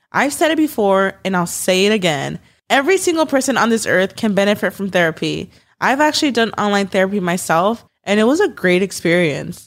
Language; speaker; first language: English; early bilingual, other home language; Spanish